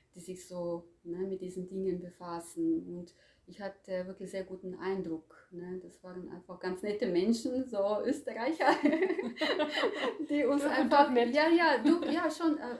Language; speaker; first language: German; non-native, fluent; Croatian